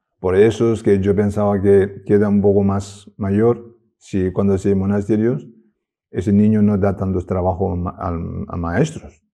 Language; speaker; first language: Spanish; non-native, learner; Tibetan